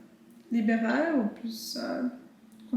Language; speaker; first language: French; non-native, fluent; English